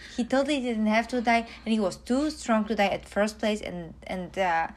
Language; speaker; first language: English; non-native, fluent; Polish